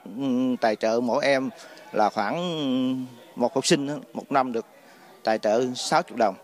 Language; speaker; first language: Vietnamese; native; Vietnamese